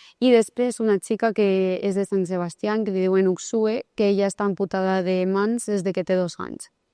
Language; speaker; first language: Catalan; native; Catalan